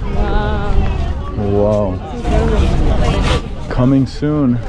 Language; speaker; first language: English; native; English